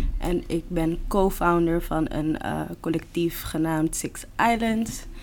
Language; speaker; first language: Dutch; non-native, local second language; Papiamento